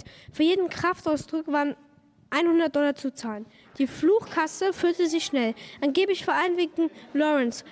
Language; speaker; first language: German; native; German